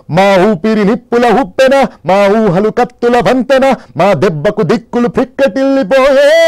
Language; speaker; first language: Telugu; native; Telugu